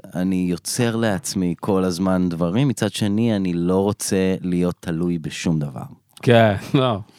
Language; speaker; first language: Hebrew; native; Hebrew